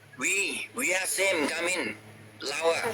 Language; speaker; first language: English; non-native, learner; Thai